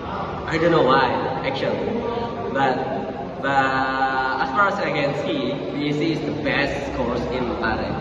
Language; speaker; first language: English; non-native, learner; Indonesian